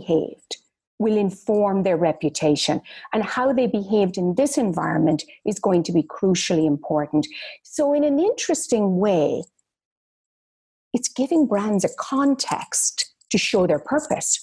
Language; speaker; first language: English; native; English